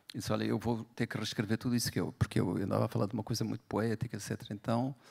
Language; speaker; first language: Portuguese; native; Portuguese